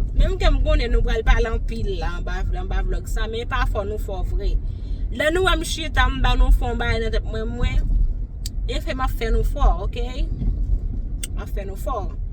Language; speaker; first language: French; non-native, learner; Haitian Creole